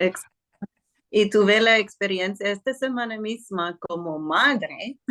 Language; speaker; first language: Spanish; non-native, fluent; English